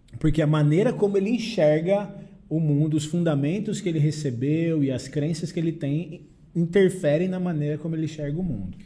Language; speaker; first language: Portuguese; native; Portuguese